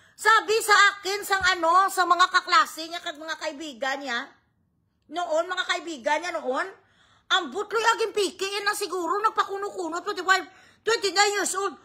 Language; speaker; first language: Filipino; non-native, local second language; Hiligaynon